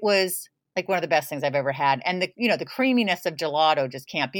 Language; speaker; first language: English; native; English